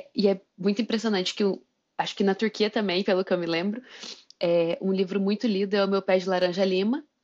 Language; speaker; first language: Portuguese; native; Portuguese